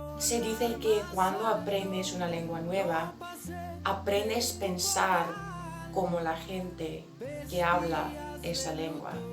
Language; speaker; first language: Spanish; non-native, learner; English